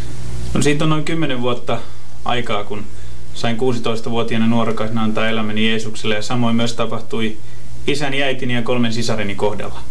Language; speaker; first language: Finnish; native; Finnish